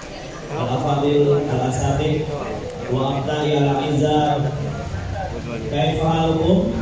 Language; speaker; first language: Arabic; non-native, fluent; Indonesian